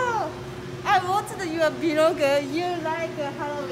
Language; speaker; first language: English; non-native, learner; Japanese